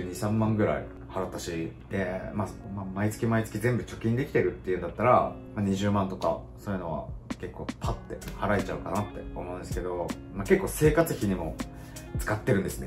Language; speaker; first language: Japanese; native; Japanese